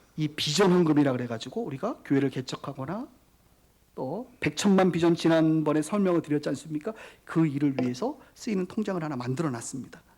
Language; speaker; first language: Korean; native; Korean